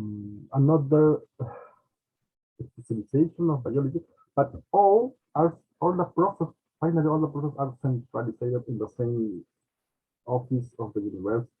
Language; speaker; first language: English; non-native, learner; Spanish